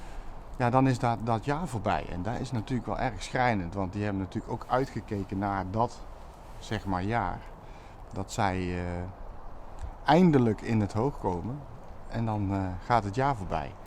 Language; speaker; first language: Dutch; native; Dutch